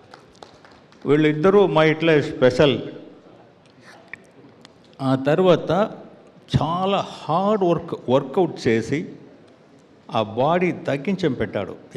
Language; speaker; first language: Telugu; non-native, learner; Tamil